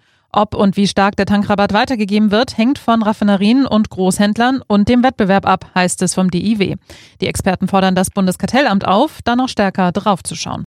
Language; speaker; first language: German; native; German